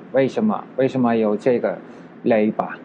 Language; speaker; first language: Chinese; non-native, learner; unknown